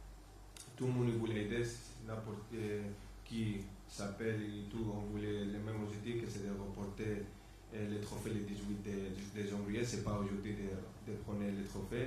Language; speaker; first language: French; non-native, fluent; Spanish